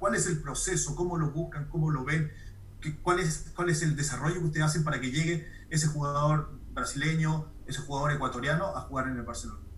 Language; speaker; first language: Spanish; native; Spanish